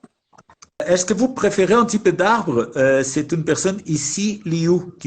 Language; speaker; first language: French; non-native, fluent; Portuguese